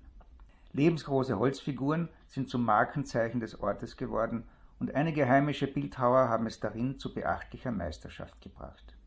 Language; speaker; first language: German; native; German